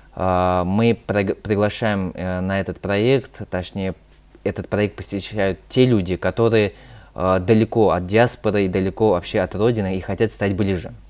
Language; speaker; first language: Russian; early bilingual, other home language; Azerbaijani